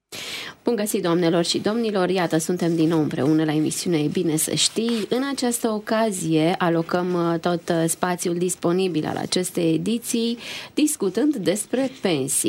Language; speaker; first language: Romanian; native; Romanian